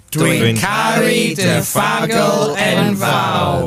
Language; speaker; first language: Welsh; non-native, learner; English